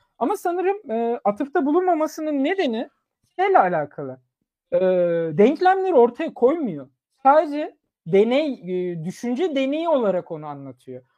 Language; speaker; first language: Turkish; early bilingual, other home language; German